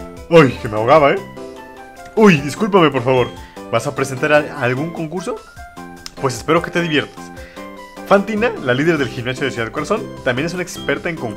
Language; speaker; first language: Spanish; native; Spanish